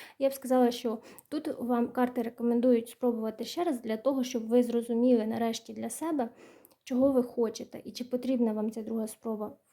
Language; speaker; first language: Ukrainian; non-native, local second language; Russian